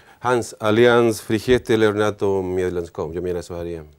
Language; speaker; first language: Swedish; non-native, learner; Spanish